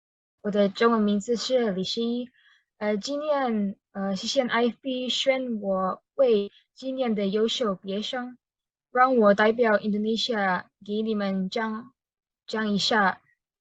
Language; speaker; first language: Chinese; non-native, learner; Indonesian